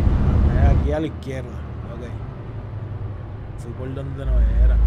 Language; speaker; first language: Spanish; native; Spanish